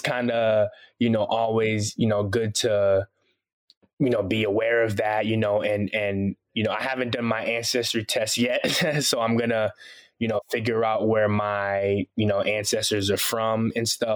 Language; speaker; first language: English; early bilingual, other home language; Haitian Creole